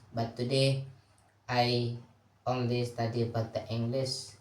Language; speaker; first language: English; non-native, learner; Indonesian